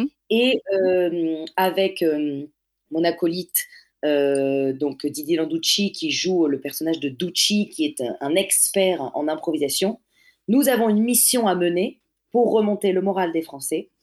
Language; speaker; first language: French; native; French